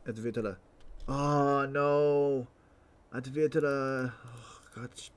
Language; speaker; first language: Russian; non-native, learner; English